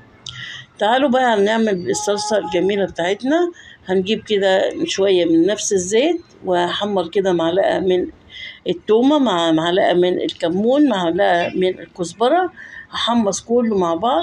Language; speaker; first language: Arabic; native; Arabic